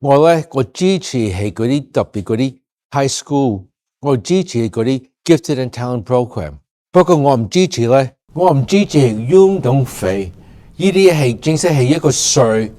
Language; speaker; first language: Cantonese; early bilingual, heritage; English